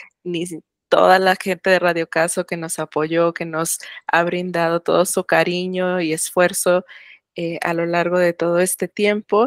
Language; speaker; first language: Spanish; native; Spanish